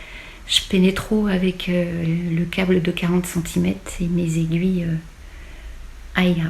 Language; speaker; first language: French; native; French